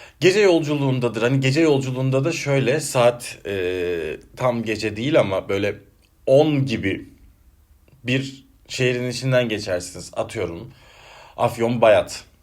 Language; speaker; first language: Turkish; native; Turkish